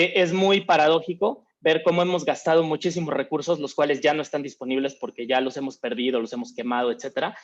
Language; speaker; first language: Spanish; native; Spanish